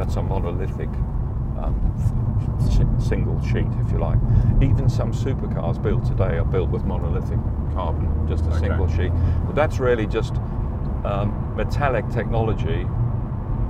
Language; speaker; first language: English; native; English